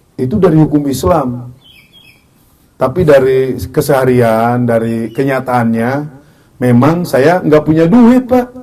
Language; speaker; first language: Indonesian; native; Indonesian